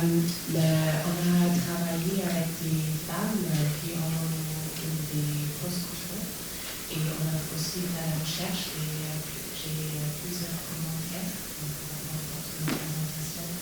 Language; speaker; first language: French; non-native, fluent; English